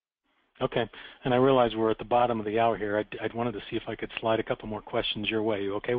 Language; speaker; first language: English; native; English